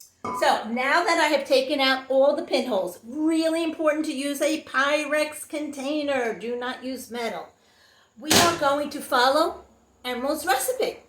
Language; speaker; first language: English; native; English